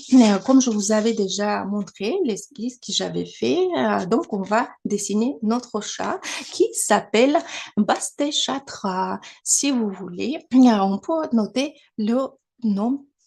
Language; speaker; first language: French; non-native, fluent; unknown